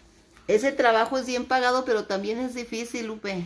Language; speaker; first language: Spanish; native; Spanish